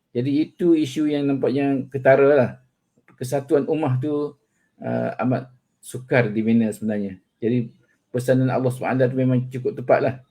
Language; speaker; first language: Malay; native; Malay